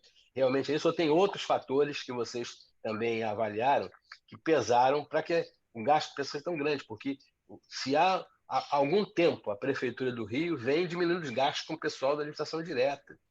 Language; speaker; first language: Portuguese; native; Portuguese